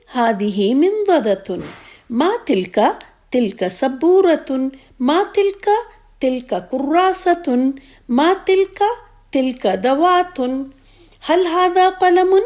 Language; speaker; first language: Arabic; non-native, fluent; Urdu